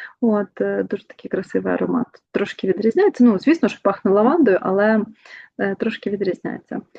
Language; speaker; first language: Ukrainian; non-native, local second language; Russian